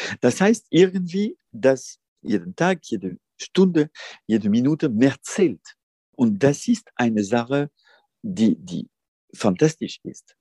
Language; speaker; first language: German; non-native, fluent; French